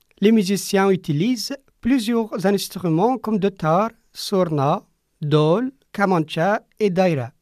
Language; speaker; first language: French; non-native, fluent; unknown